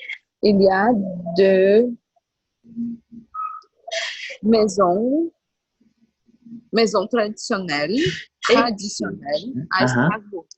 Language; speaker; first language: French; non-native, learner; Portuguese